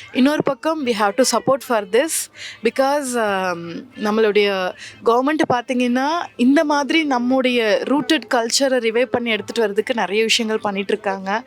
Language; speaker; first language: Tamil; native; Tamil